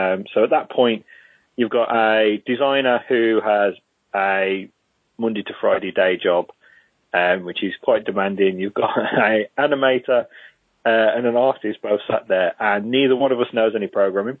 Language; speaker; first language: English; native; English